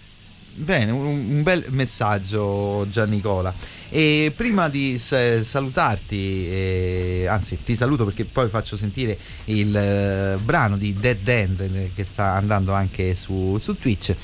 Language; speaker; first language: Italian; native; Italian